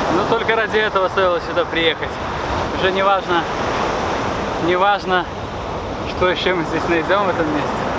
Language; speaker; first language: Russian; native; Russian